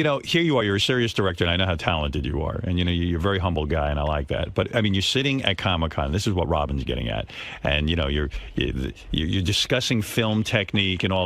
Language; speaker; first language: English; native; English